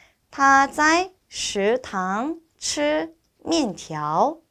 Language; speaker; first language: Chinese; non-native, fluent; Korean